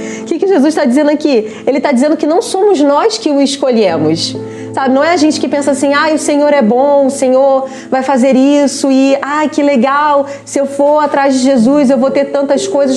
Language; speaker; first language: Portuguese; native; Portuguese